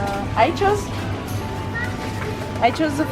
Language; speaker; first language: English; non-native, learner; French